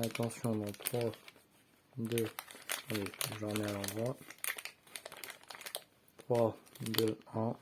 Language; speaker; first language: French; native; French